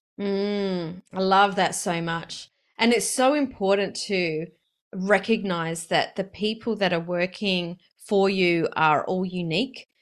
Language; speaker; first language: English; native; English